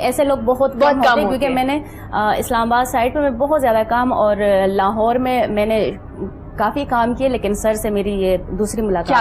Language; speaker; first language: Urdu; non-native, local second language; Pashto